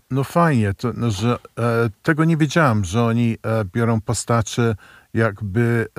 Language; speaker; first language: Polish; non-native, fluent; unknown